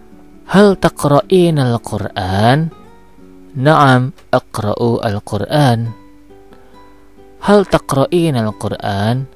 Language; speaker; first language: Arabic; non-native, local second language; Indonesian